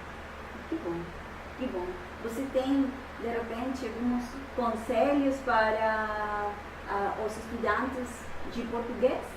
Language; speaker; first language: Portuguese; non-native, fluent; Spanish